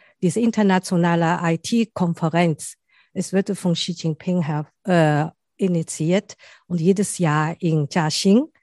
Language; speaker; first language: German; non-native, fluent; Chinese